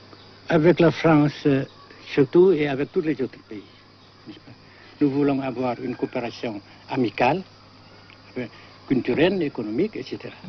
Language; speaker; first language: French; non-native, fluent; Vietnamese